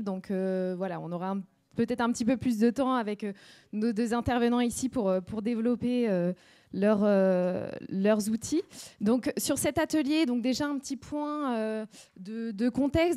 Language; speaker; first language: French; native; French